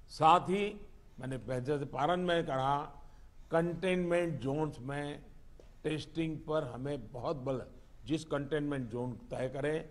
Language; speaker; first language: Hindi; non-native, local second language; Gujarati